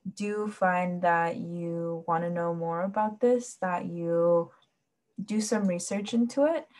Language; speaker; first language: English; early bilingual, other home language; Spanish